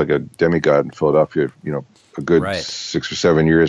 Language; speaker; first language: English; native; English